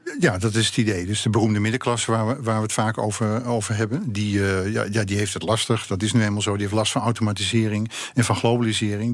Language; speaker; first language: Dutch; native; Dutch